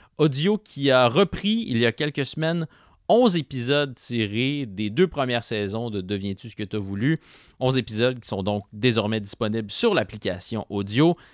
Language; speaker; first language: French; native; French